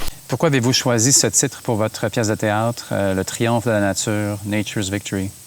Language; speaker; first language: French; native; French